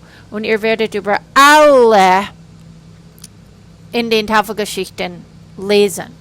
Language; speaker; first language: German; non-native, fluent; English